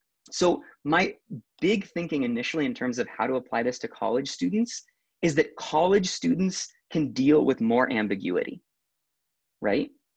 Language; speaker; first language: English; native; English